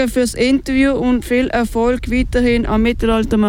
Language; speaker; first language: German; native; German